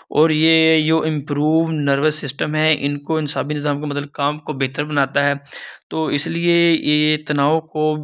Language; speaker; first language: Urdu; non-native, local second language; Punjabi